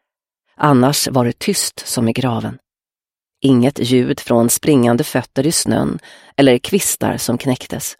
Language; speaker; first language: Swedish; native; Swedish